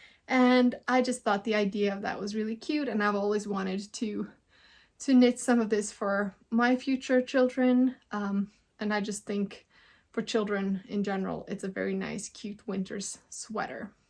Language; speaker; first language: English; non-native, fluent; Norwegian